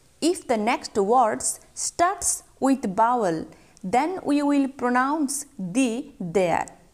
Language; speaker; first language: English; non-native, local second language; Bangla